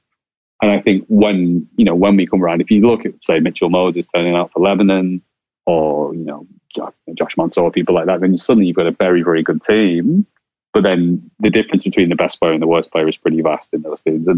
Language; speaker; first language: English; native; English